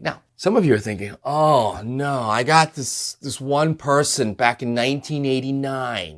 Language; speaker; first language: English; native; English